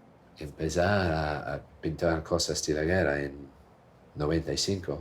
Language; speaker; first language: Spanish; non-native, fluent; English